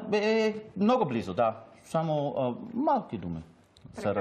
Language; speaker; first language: Bulgarian; non-native, learner; German